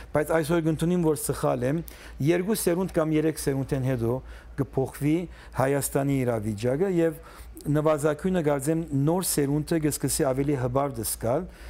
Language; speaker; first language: Armenian; early bilingual, heritage; Armenian